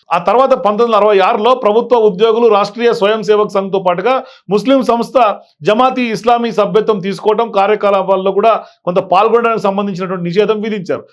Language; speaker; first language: Telugu; native; Telugu